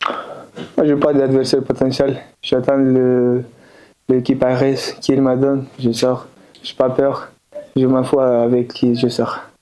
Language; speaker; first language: French; non-native, learner; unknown